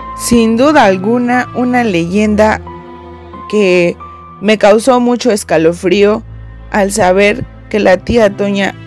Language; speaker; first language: Spanish; native; Spanish